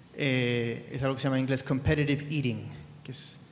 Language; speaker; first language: Spanish; early bilingual, heritage; Spanish